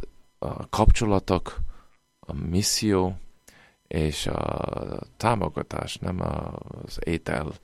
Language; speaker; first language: Hungarian; non-native, fluent; English